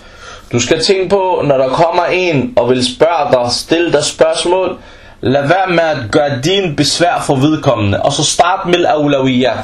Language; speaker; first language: Danish; non-native, fluent; Arabic